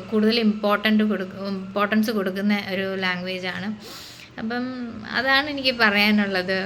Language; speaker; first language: Malayalam; early bilingual, heritage; Malayalam